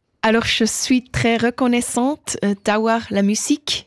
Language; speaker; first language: French; non-native, local second language; German